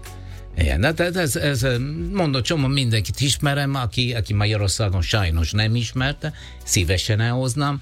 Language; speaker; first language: Hungarian; non-native, fluent; Italian